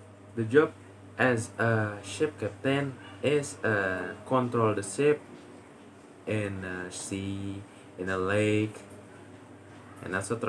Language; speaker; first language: English; non-native, learner; Indonesian